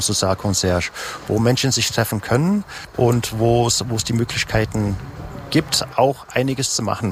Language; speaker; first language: German; native; German